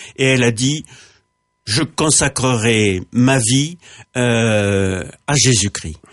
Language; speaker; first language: French; native; French